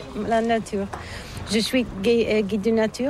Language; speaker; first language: French; non-native, learner; Bulgarian